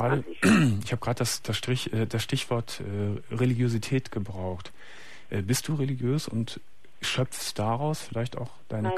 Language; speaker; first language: German; native; German